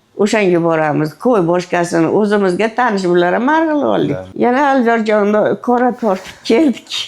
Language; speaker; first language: Uzbek; native; Uzbek